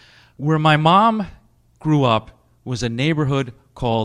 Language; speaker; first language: English; native; English